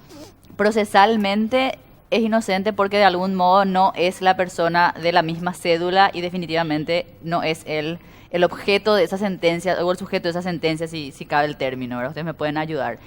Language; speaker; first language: Spanish; native; Spanish